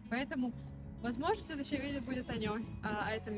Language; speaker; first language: Russian; native; Russian